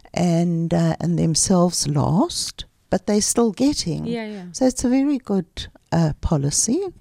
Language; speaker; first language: English; native; English